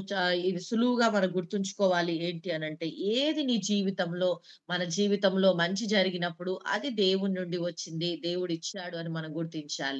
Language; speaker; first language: Telugu; native; Telugu